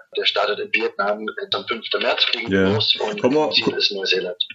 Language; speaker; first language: German; non-native, fluent; English